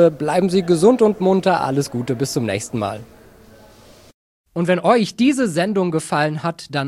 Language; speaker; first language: German; native; German